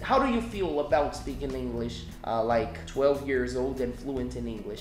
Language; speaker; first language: English; non-native, fluent; Portuguese